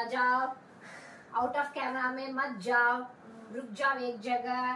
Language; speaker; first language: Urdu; non-native, local second language; Tamil